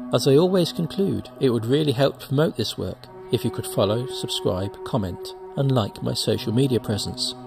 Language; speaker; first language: English; native; English